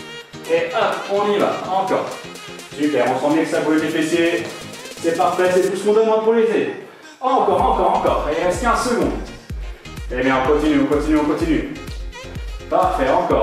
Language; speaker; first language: French; native; French